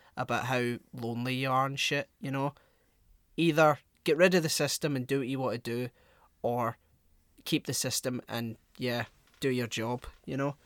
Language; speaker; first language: English; native; English